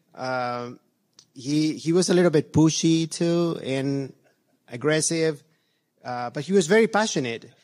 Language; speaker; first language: English; non-native, fluent; Spanish